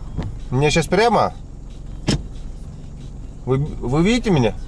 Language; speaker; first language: Russian; non-native, local second language; Kyrgyz